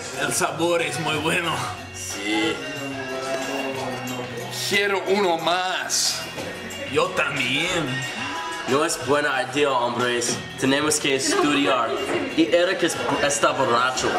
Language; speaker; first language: Spanish; non-native, learner; English